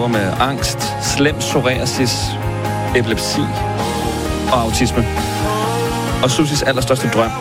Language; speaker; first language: Danish; native; Danish